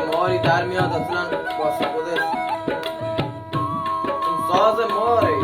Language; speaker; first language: Persian; non-native, local second language; Baluchi